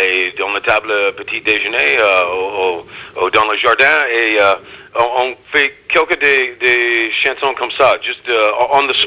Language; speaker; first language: French; non-native, learner; English